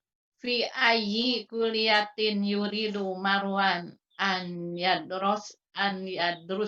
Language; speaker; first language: Arabic; non-native, learner; Indonesian